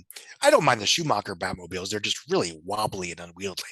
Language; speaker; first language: English; native; English